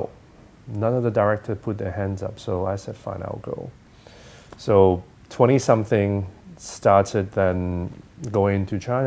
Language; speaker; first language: English; non-native, local second language; Cantonese